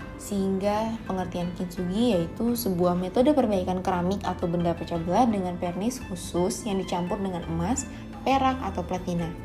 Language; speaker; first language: Indonesian; native; Indonesian